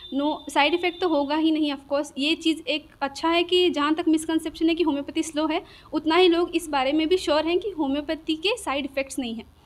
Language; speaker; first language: Hindi; non-native, local second language; Urdu